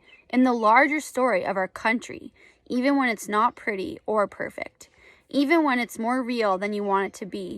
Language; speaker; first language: English; native; English